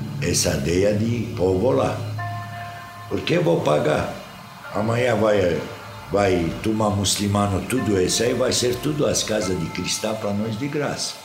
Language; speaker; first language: Portuguese; non-native, fluent; Arabic